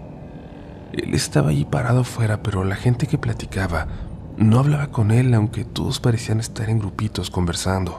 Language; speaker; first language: Spanish; native; Spanish